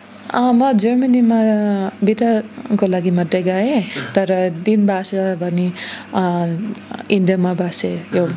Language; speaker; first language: Nepali; non-native, learner; German